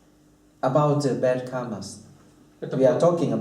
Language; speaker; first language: English; non-native, fluent; Thai